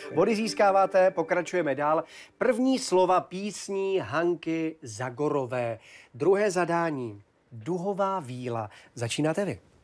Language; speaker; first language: Czech; native; Czech